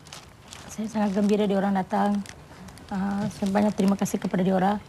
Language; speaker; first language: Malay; non-native, local second language; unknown